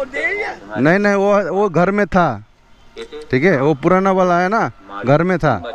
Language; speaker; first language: Hindi; non-native, local second language; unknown